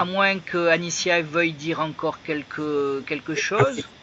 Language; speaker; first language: French; native; French